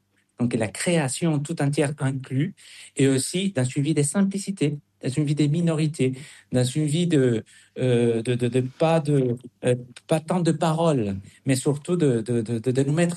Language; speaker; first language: French; non-native, fluent; Spanish